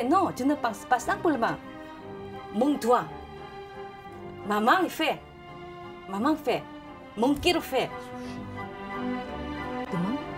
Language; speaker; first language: French; non-native, learner; Korean